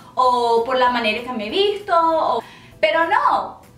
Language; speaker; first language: Spanish; early bilingual, heritage; Spanish